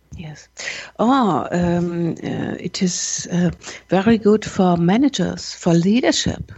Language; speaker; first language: English; non-native, learner; German